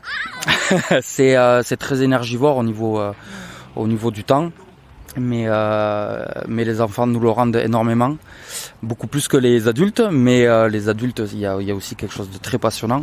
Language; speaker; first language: French; native; French